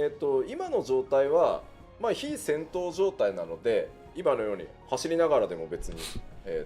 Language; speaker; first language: Japanese; native; Japanese